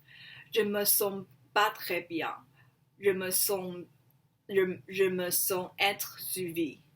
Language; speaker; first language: French; non-native, learner; Chinese